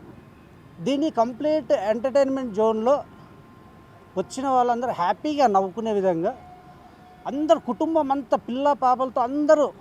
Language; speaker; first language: Telugu; native; Telugu